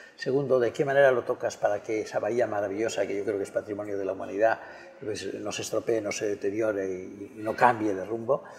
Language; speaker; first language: Spanish; native; Spanish